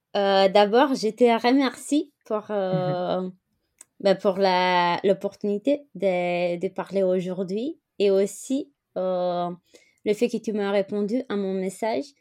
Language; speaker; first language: French; non-native, fluent; Romanian